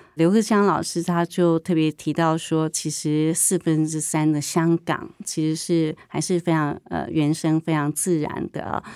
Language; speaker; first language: Chinese; native; Chinese